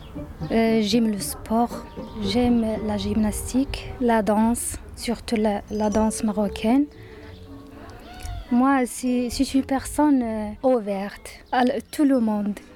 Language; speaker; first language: French; non-native, learner; Berber languages